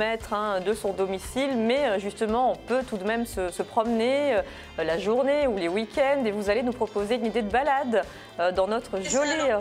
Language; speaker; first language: French; native; French